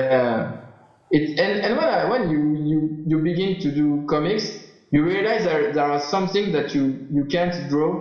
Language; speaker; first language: English; non-native, learner; French